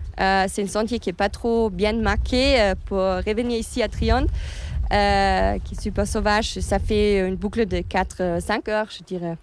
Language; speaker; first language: French; non-native, fluent; German